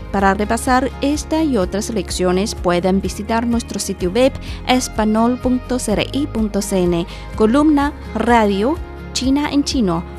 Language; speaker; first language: Spanish; non-native, fluent; Chinese